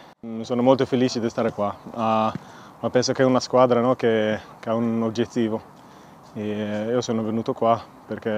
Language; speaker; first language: Italian; non-native, fluent; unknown